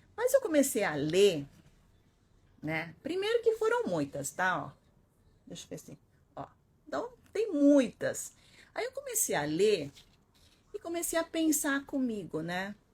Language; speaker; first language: Portuguese; early bilingual, other home language; Korean